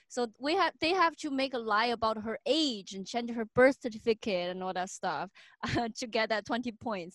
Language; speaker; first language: English; non-native, fluent; Chinese